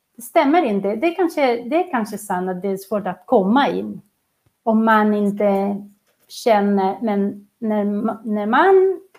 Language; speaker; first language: Swedish; non-native, fluent; Spanish